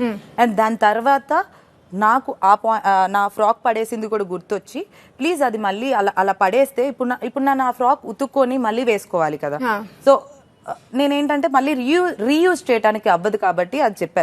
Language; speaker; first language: Telugu; native; Telugu